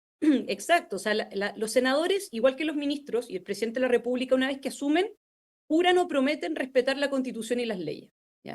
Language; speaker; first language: Spanish; native; Spanish